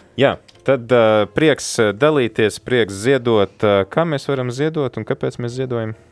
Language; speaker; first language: Latvian; native; Latvian